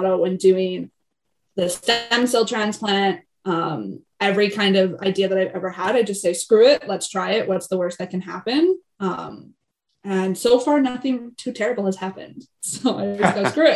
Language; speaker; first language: English; native; English